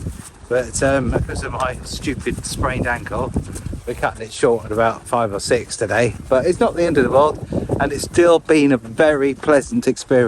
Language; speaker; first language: English; native; English